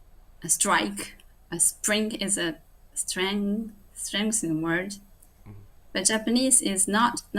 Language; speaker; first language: English; non-native, learner; Japanese